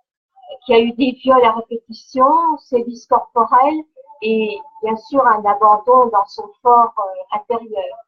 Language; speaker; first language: French; native; French